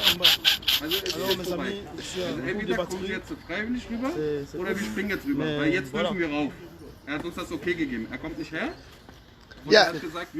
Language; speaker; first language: German; native; German